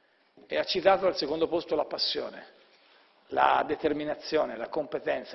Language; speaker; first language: Italian; native; Italian